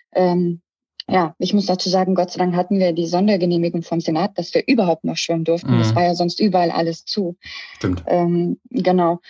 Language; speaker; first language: German; early bilingual, other home language; Russian